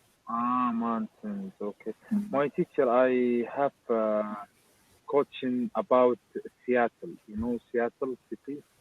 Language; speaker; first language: English; non-native, learner; Arabic